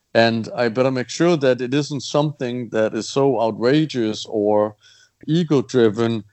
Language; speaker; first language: English; non-native, fluent; Danish